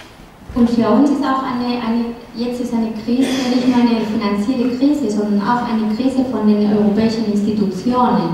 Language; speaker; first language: German; non-native, fluent; Spanish